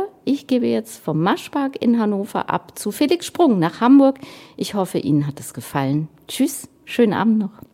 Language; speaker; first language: German; native; German